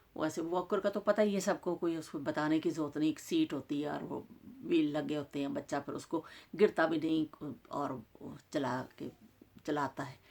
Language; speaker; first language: Urdu; non-native, local second language; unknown